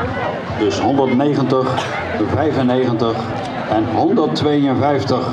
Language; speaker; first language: Dutch; native; Dutch